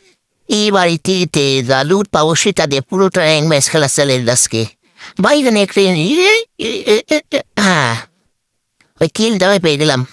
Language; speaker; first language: Bangla; native; Bangla